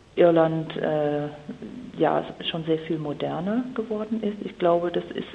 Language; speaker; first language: German; non-native, fluent; English